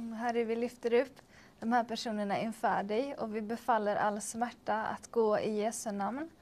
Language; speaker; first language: Swedish; native; Swedish